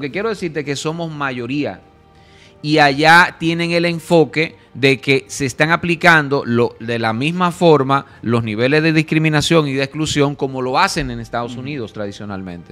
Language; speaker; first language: Spanish; native; Spanish